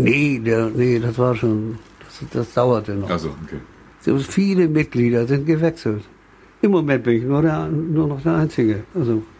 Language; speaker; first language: German; native; German